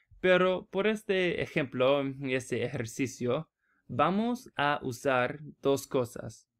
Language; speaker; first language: Spanish; non-native, learner; English